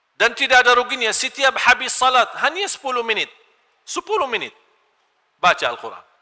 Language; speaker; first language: Malay; non-native, fluent; Arabic